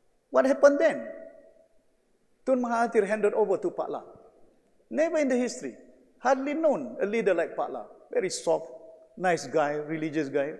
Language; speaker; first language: English; non-native, local second language; Malay